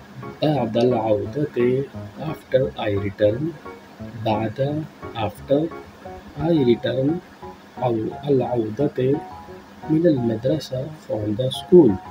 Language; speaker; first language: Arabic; non-native, fluent; Urdu